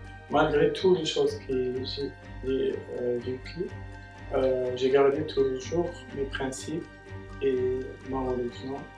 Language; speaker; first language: French; non-native, local second language; Arabic